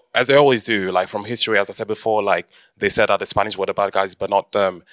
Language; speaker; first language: English; early bilingual, heritage; Portuguese